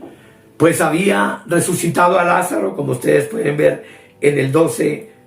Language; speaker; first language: Spanish; native; Spanish